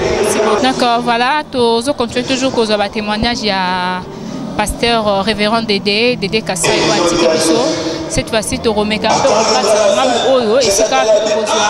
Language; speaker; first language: French; non-native, local second language; Lingala